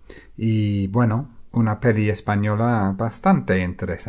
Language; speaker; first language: Spanish; non-native, fluent; English